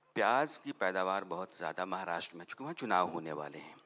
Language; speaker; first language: Hindi; native; Hindi